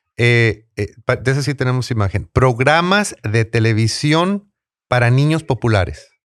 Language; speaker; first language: Spanish; native; Spanish